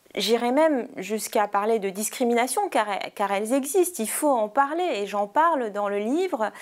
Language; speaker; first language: French; non-native, local second language; Arabic